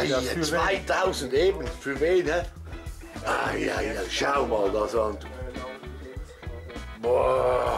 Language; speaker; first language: German; native; German